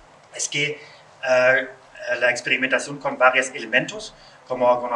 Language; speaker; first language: Spanish; non-native, learner; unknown